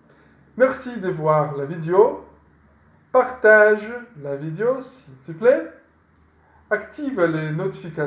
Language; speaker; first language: French; non-native, fluent; Portuguese